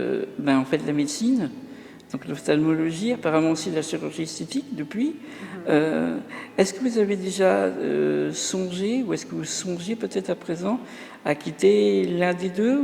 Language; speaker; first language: French; native; French